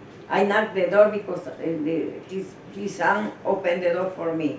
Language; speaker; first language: English; non-native, learner; Spanish